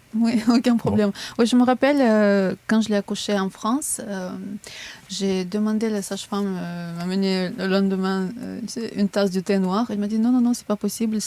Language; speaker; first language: French; non-native, fluent; Azerbaijani